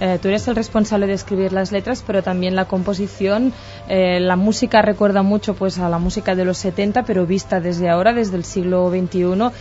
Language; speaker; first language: Spanish; non-native, local second language; Catalan